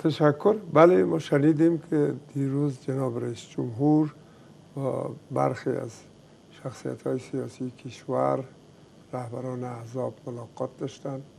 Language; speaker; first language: Persian; native; Persian